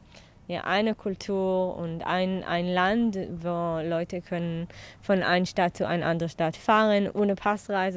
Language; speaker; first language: German; non-native, learner; Hebrew